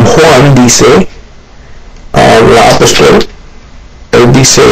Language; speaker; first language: Spanish; non-native, learner; Haitian Creole